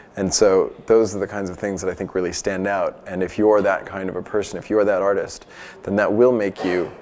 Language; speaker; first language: English; native; English